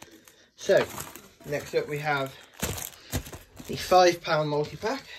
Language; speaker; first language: English; native; English